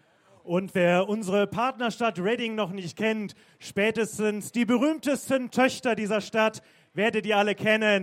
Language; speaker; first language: German; native; German